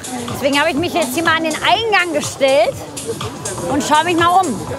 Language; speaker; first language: German; native; German